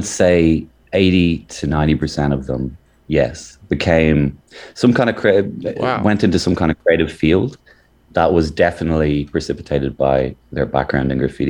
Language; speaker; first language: English; native; English